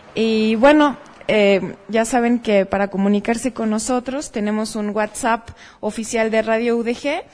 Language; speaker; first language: Spanish; native; Spanish